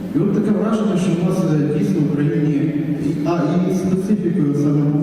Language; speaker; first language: Ukrainian; native; Ukrainian